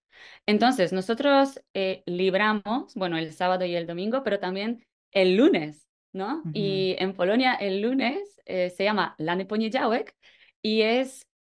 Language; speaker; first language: Spanish; non-native, fluent; Polish